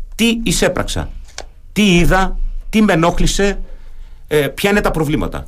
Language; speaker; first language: Greek; early bilingual, heritage; German